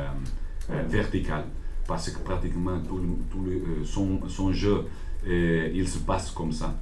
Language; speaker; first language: French; non-native, learner; Portuguese